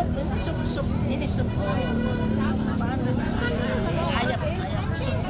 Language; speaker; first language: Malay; non-native, local second language; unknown